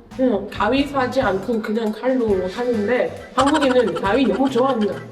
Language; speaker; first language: Korean; non-native, fluent; French